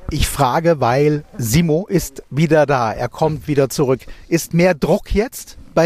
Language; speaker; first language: German; native; German